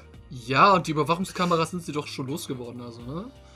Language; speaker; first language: German; native; German